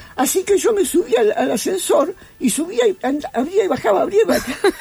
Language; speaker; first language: Spanish; native; Spanish